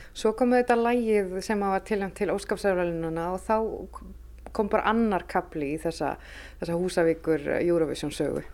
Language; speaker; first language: Icelandic; native; Icelandic